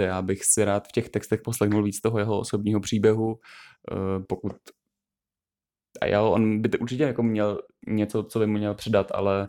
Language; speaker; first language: Czech; native; Czech